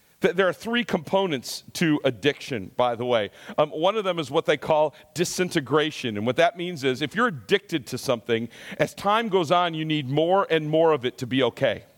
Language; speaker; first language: English; native; English